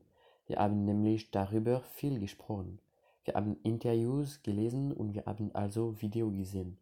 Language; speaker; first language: German; non-native, learner; French